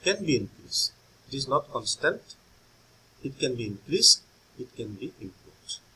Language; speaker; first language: English; non-native, local second language; Assamese